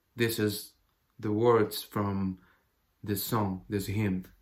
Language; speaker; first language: English; non-native, fluent; Ukrainian